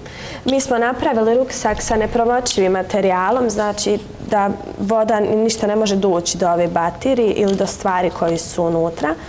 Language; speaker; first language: Bosnian; native; Bosnian